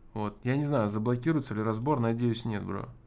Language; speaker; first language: Russian; native; Russian